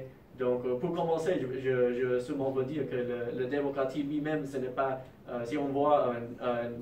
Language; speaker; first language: French; non-native, fluent; English